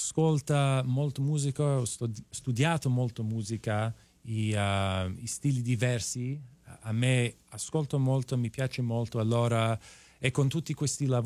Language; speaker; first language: Italian; non-native, fluent; English